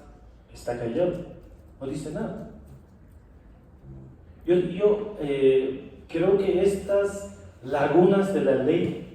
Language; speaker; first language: Spanish; non-native, fluent; Persian